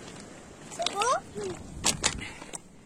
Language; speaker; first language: French; native; French